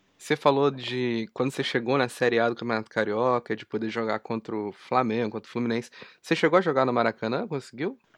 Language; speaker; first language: Portuguese; native; Portuguese